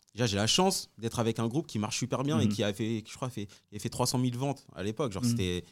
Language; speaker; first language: French; native; French